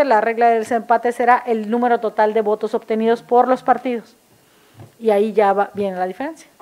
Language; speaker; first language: Spanish; native; Spanish